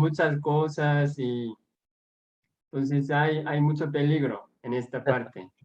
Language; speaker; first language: Spanish; non-native, fluent; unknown